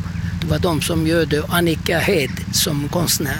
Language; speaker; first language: Swedish; non-native, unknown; Turkish